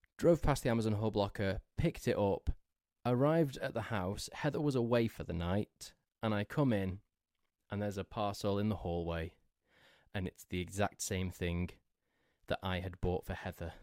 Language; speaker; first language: English; native; English